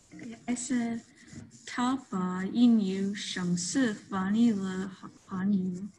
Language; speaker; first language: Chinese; non-native, learner; English